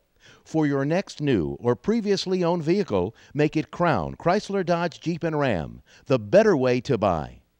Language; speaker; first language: English; native; English